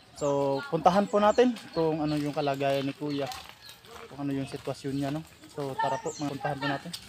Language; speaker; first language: Filipino; non-native, local second language; Cebuano